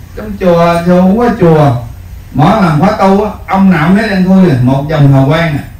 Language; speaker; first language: Vietnamese; native; Vietnamese